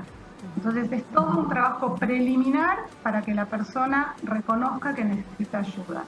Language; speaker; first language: Spanish; native; Spanish